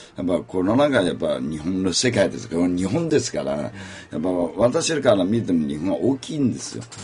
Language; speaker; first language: Japanese; non-native, fluent; Chinese